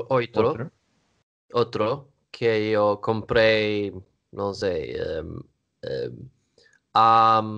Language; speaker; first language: Portuguese; non-native, learner; Swedish